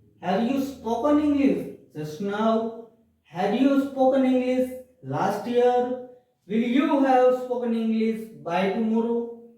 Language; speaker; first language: English; non-native, fluent; Gujarati